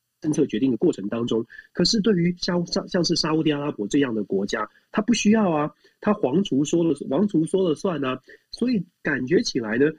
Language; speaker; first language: Chinese; native; Chinese